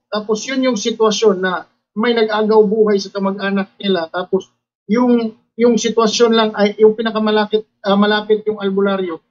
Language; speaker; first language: Filipino; non-native, local second language; Cebuano